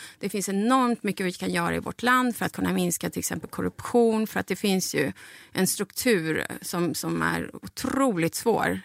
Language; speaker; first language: Swedish; non-native, fluent; Spanish